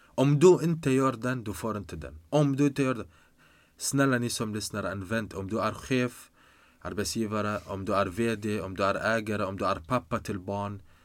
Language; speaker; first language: Swedish; non-native, fluent; Arabic